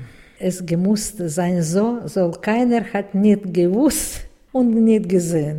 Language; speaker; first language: German; non-native, learner; Russian